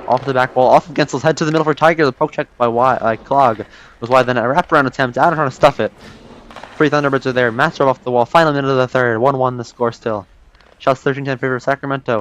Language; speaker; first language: English; native; English